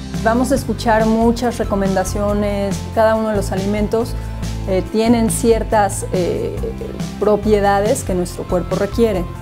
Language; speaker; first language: Spanish; native; Spanish